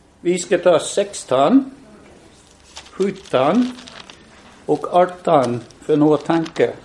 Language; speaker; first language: Swedish; non-native, fluent; English